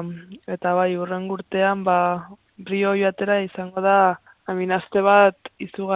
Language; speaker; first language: Basque; non-native, local second language; Spanish